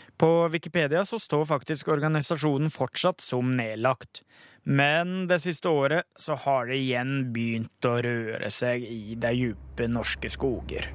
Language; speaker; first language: Norwegian; native; Norwegian